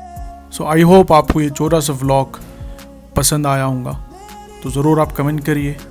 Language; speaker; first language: Hindi; native; Hindi